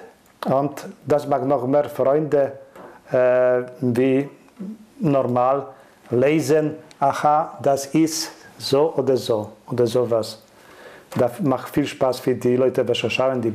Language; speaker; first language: German; non-native, learner; Polish